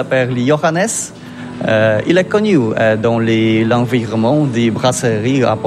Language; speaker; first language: French; non-native, learner; Polish